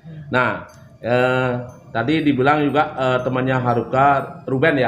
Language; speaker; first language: Indonesian; non-native, local second language; Balinese